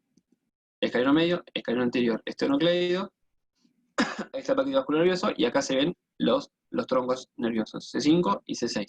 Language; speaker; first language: Spanish; native; Spanish